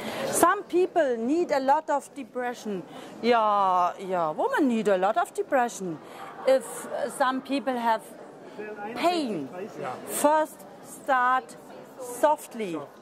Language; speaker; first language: English; non-native, learner; German